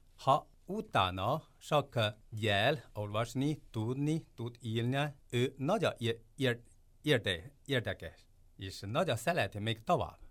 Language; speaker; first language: Hungarian; non-native, learner; Chinese